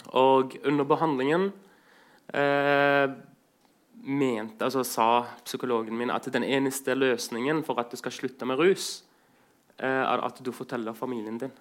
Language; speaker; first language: Norwegian; non-native, fluent; Arabic